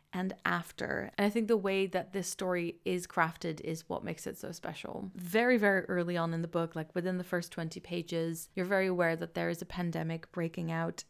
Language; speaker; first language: English; non-native, fluent; Dutch